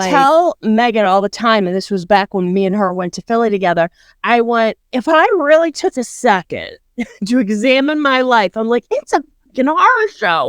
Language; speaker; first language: English; native; English